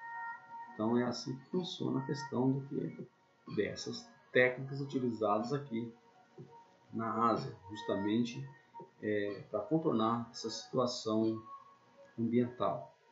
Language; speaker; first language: Portuguese; native; Portuguese